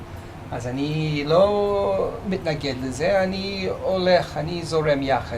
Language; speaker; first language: Hebrew; non-native, fluent; English